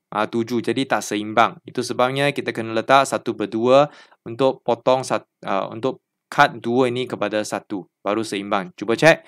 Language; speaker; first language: Malay; non-native, local second language; Chinese